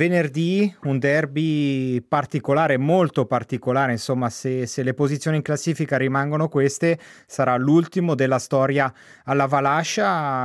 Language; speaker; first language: Italian; native; Italian